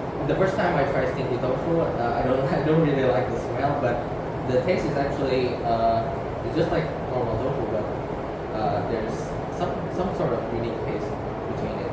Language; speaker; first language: English; non-native, fluent; Indonesian